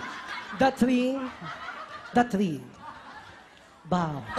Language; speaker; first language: English; non-native, local second language; Filipino